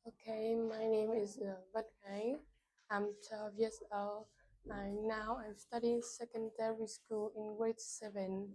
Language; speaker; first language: English; non-native, learner; Vietnamese